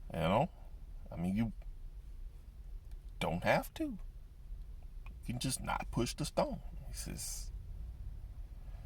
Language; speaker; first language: English; native; English